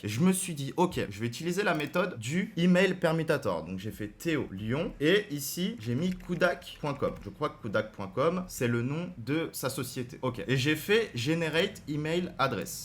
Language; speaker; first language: French; native; French